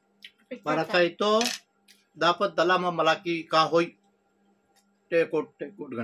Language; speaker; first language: Filipino; non-native, learner; Urdu